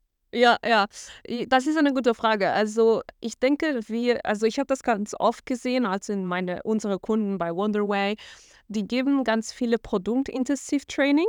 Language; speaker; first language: German; non-native, fluent; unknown